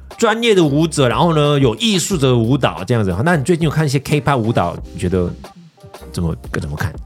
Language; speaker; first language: Chinese; non-native, fluent; Korean